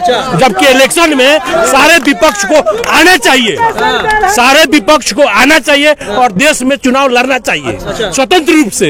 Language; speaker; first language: Hindi; native; Hindi